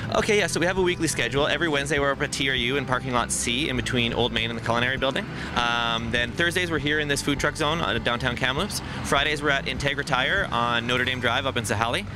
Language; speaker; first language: English; native; English